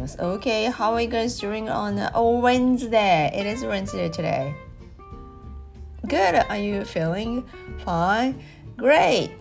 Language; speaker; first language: English; non-native, learner; Japanese